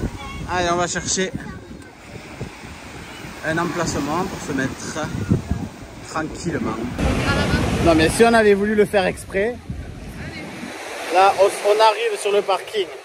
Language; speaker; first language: French; native; French